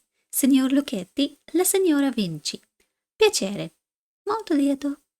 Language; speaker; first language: Italian; non-native, fluent; English